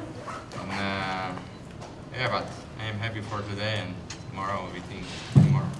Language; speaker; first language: English; non-native, learner; Slovak